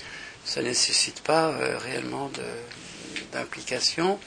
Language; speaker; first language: French; native; French